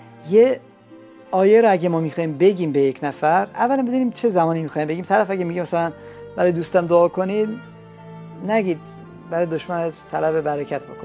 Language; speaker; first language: Persian; non-native, local second language; Armenian